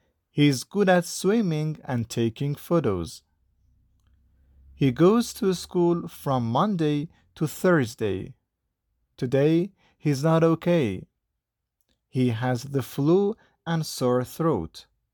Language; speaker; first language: English; non-native, fluent; Persian